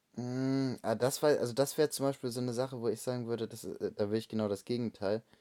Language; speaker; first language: German; native; German